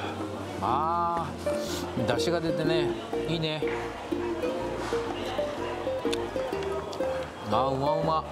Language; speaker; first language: Japanese; native; Japanese